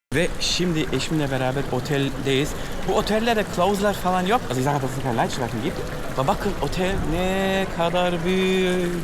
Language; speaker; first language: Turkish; early bilingual, heritage; Turkish